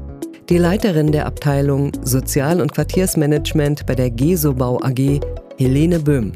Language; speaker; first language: German; native; German